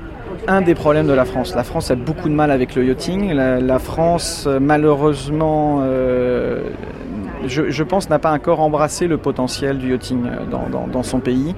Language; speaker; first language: French; native; French